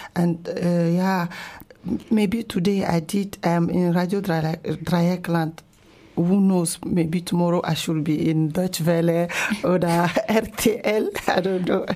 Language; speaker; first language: German; non-native, learner; Ewe